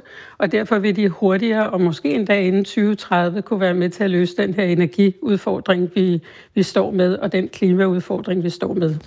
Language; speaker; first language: Danish; native; Danish